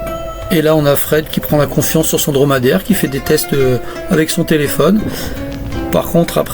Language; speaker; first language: French; native; French